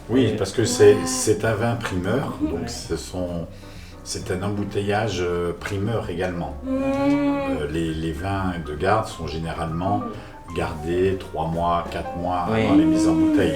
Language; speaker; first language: French; native; French